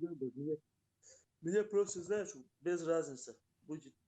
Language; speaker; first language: Russian; non-native, local second language; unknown